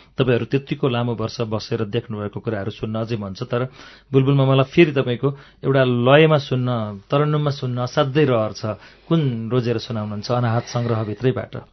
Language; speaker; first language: Nepali; native; Nepali